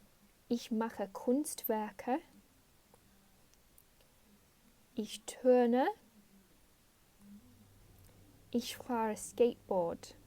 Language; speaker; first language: German; non-native, fluent; English